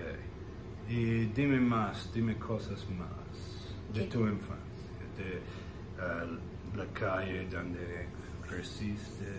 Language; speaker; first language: Spanish; non-native, learner; English